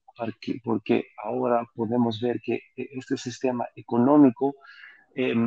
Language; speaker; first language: Spanish; non-native, fluent; Greek